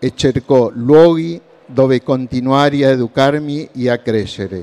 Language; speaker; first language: Italian; non-native, learner; Spanish